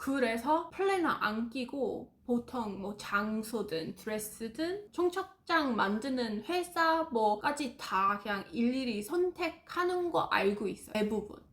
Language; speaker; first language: Korean; non-native, fluent; English